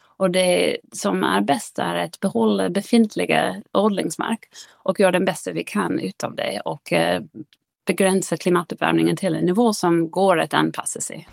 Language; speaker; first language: Swedish; non-native, fluent; English